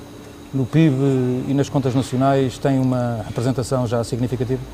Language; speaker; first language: Portuguese; native; Portuguese